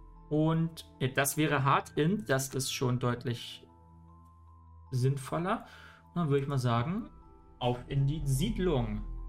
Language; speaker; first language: German; native; German